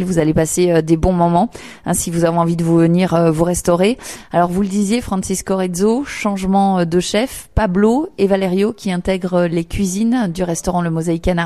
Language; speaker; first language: French; native; French